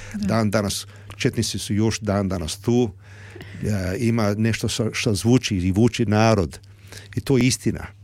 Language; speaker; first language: Serbian; early bilingual, heritage; Serbian